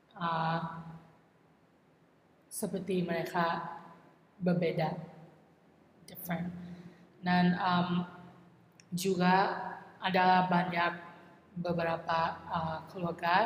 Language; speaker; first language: Indonesian; non-native, learner; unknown